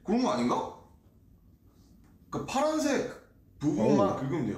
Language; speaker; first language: Korean; native; Korean